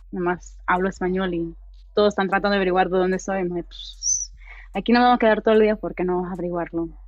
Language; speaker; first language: Spanish; early bilingual, heritage; Spanish